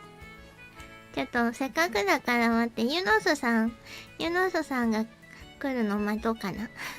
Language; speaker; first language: Japanese; native; Japanese